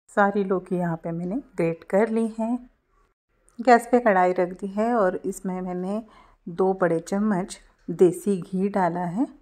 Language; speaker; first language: Hindi; non-native, local second language; Marathi